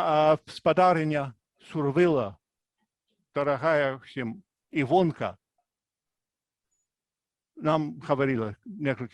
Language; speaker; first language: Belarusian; non-native, fluent; English